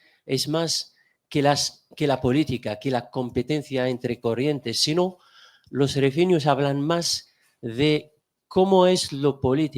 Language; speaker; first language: Spanish; non-native, fluent; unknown